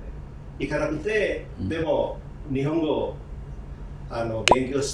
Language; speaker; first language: Japanese; non-native, fluent; Sundanese